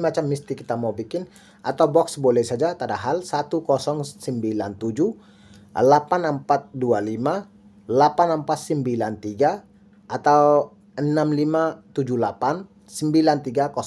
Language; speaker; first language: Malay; non-native, learner; Bangla